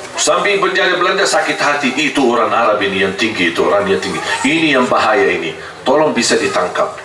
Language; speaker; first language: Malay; non-native, fluent; Arabic